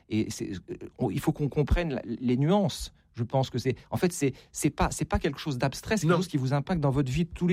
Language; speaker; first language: French; native; French